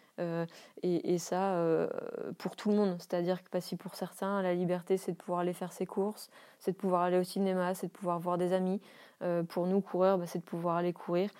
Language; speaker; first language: French; native; French